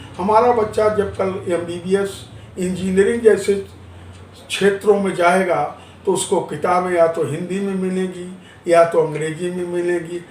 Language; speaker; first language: Hindi; non-native, local second language; Marathi